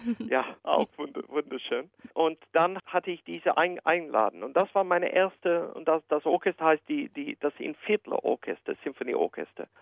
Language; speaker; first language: German; non-native, fluent; English